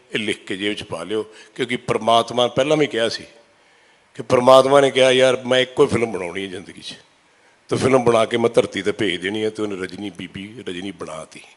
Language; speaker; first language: Punjabi; native; Punjabi